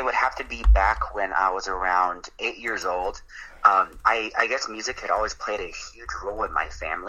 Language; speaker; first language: English; native; English